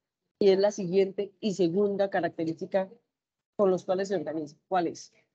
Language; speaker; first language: Spanish; native; Spanish